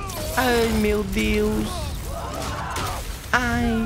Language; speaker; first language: Portuguese; native; Portuguese